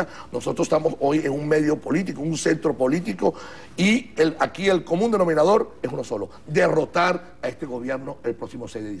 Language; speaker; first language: Spanish; native; Spanish